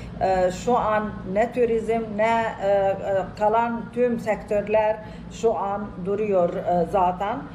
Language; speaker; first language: Turkish; non-native, fluent; Arabic